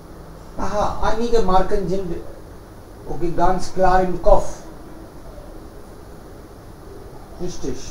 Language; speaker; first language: German; non-native, fluent; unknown